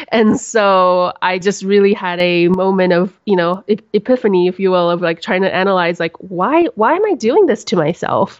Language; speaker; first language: English; native; English